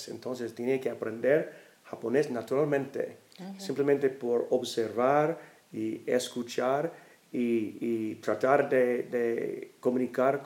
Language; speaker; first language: Spanish; non-native, fluent; English